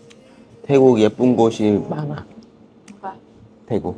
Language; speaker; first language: Korean; native; Korean